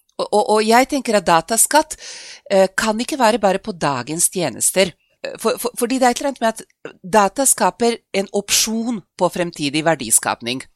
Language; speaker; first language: Norwegian; non-native, fluent; Serbian